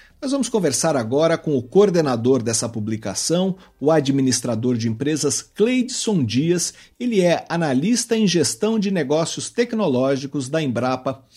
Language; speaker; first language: Portuguese; native; Portuguese